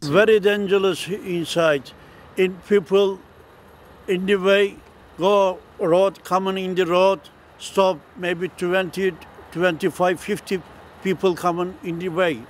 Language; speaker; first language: English; non-native, learner; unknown